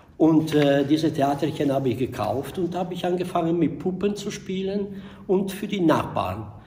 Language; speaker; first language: German; non-native, fluent; Italian